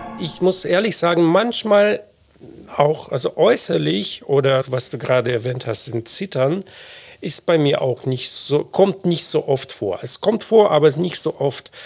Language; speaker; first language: German; non-native, fluent; Russian